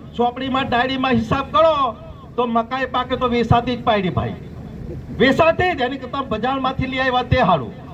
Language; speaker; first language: Gujarati; non-native, local second language; Bhili